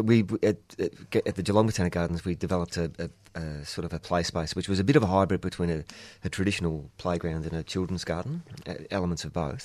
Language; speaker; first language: English; native; English